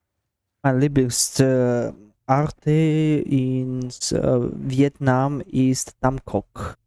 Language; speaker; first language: German; non-native, learner; Russian